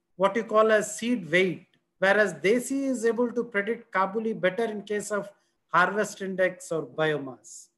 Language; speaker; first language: English; non-native, local second language; Telugu